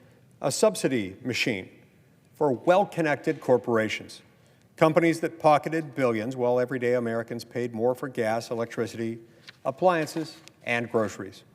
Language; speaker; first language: English; native; English